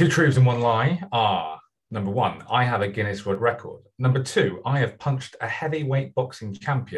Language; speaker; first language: English; native; English